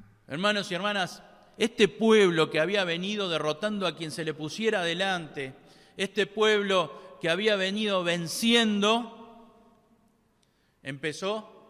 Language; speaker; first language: Spanish; native; Spanish